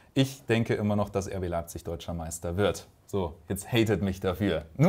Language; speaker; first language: German; native; German